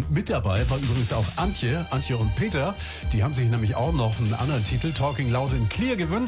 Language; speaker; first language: German; native; German